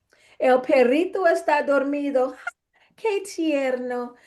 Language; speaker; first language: Spanish; non-native, fluent; English